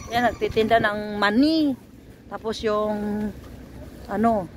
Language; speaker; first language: Filipino; non-native, local second language; Cebuano